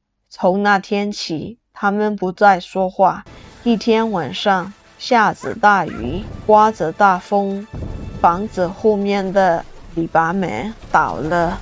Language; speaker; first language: Chinese; non-native, fluent; Burmese